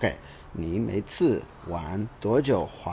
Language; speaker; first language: Chinese; non-native, learner; English